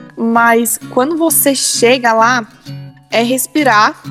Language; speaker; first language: Portuguese; native; Portuguese